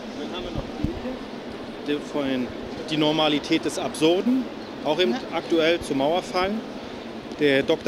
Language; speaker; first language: German; native; German